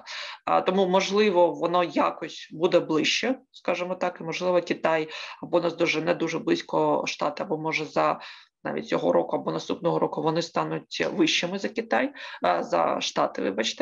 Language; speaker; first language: Ukrainian; native; Ukrainian